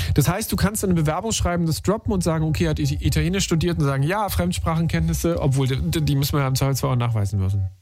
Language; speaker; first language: German; native; German